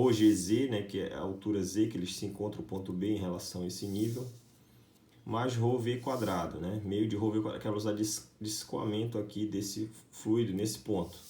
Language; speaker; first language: Portuguese; native; Portuguese